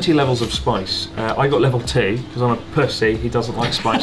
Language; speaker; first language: English; native; English